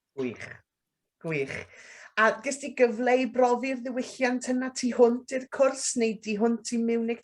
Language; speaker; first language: Welsh; native; Welsh